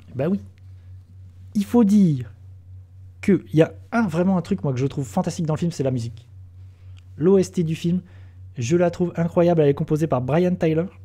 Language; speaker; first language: French; native; French